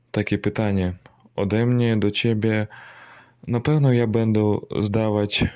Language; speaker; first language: Polish; non-native, learner; Russian